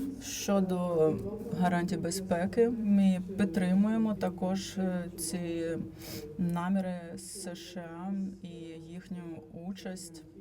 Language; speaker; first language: Ukrainian; non-native, fluent; Latvian